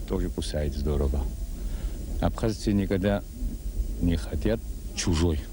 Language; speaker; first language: Russian; non-native, local second language; Abkhazian